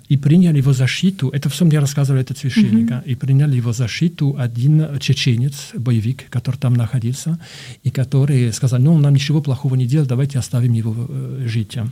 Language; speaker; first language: Russian; non-native, fluent; French